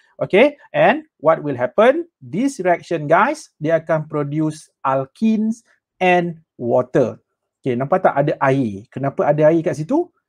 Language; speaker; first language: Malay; native; Malay